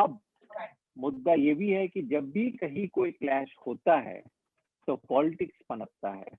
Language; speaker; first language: Hindi; non-native, local second language; Assamese